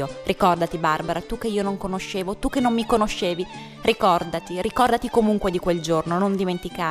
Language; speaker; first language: Italian; native; Italian